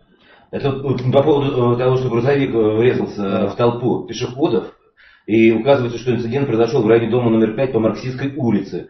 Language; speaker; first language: Russian; native; Russian